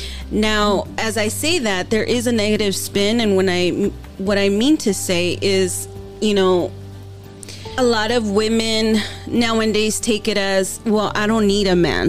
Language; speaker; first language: English; early bilingual, other home language; Spanish